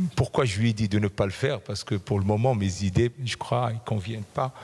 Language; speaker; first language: French; non-native, local second language; Arabic